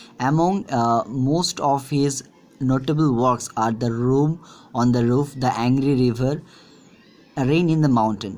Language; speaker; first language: English; non-native, local second language; Bangla